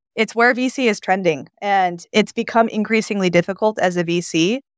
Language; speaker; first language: English; non-native, fluent; Japanese